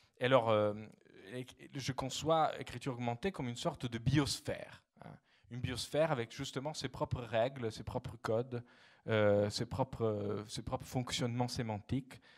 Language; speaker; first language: French; non-native, fluent; Italian